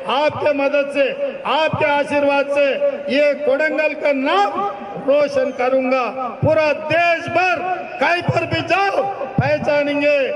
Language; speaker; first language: Hindi; non-native, local second language; Telugu